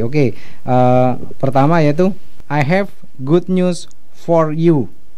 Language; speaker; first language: English; non-native, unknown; Indonesian